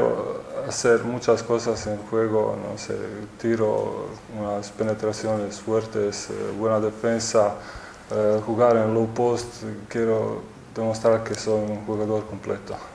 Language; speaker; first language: Spanish; non-native, learner; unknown